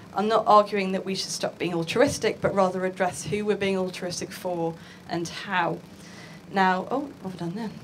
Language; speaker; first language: English; native; English